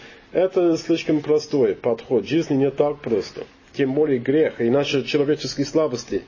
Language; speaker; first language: Russian; non-native, learner; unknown